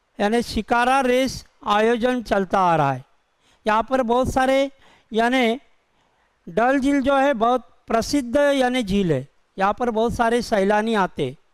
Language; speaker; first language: Hindi; non-native, local second language; Urdu